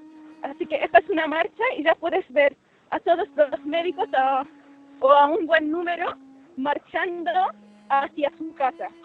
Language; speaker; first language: Spanish; non-native, fluent; Arabic